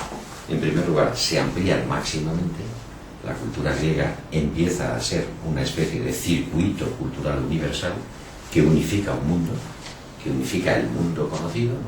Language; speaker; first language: Spanish; native; Spanish